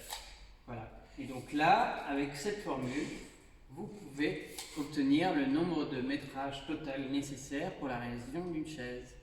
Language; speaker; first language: French; native; French